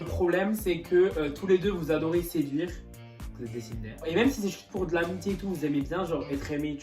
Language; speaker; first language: French; native; French